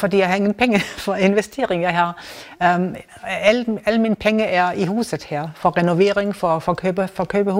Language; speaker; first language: Danish; non-native, learner; German